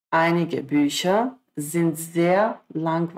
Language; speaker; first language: German; non-native, fluent; Croatian